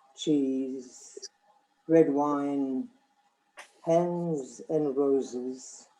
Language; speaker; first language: English; non-native, fluent; Lithuanian